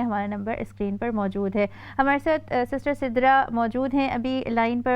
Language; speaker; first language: Urdu; native; Urdu